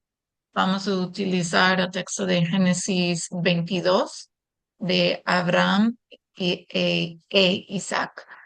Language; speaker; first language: Spanish; non-native, fluent; English